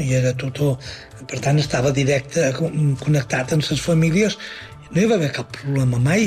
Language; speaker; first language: Catalan; native; Catalan